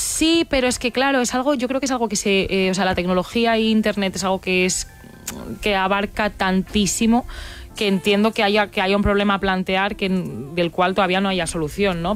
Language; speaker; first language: Spanish; native; Spanish